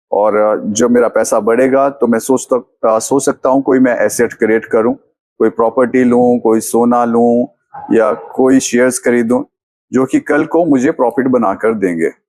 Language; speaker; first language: Hindi; native; Hindi